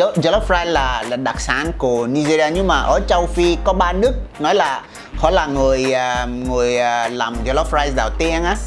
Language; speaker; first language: Vietnamese; non-native, fluent; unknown